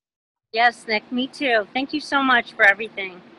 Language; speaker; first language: English; native; English